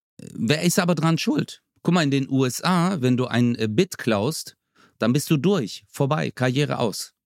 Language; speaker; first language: German; early bilingual, other home language; Turkish